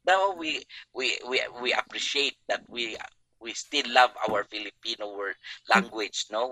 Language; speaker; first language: English; non-native, local second language; Chavacano